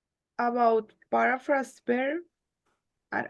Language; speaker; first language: English; non-native, learner; Spanish